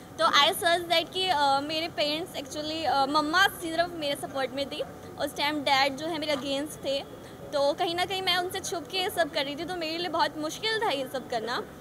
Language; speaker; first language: Hindi; native; Hindi